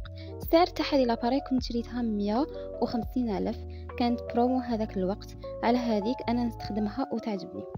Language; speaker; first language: Arabic; native; Arabic